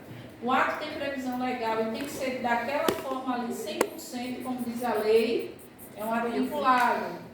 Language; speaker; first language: Portuguese; native; Portuguese